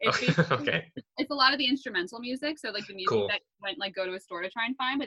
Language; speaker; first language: English; native; English